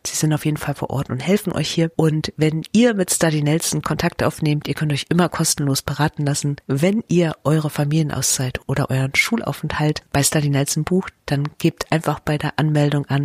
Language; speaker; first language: German; native; German